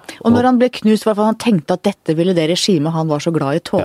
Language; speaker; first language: Norwegian; native; Norwegian